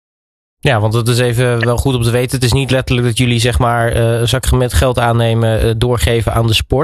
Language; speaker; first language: Dutch; native; Dutch